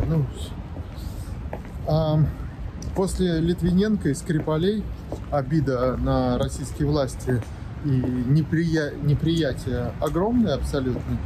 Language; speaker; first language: Russian; native; Russian